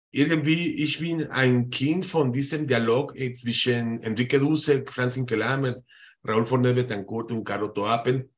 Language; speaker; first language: German; non-native, fluent; Spanish